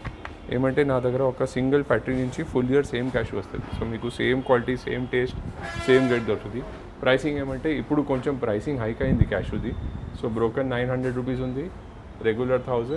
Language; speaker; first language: Telugu; non-native, local second language; Hindi